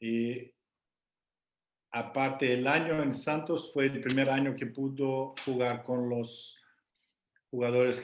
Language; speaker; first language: Spanish; non-native, fluent; Portuguese